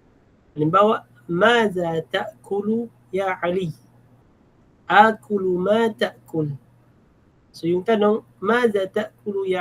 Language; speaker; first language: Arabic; non-native, fluent; Filipino